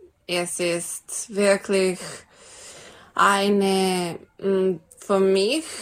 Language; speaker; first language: German; non-native, learner; Serbian